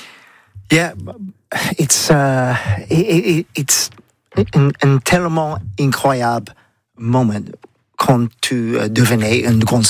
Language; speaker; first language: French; non-native, learner; English